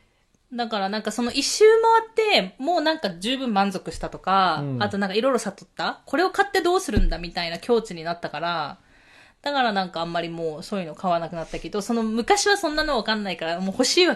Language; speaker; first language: Japanese; native; Japanese